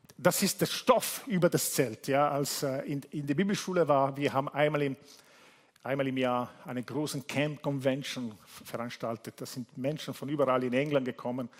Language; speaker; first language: German; non-native, fluent; Italian